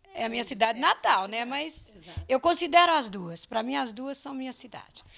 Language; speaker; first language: Portuguese; native; Portuguese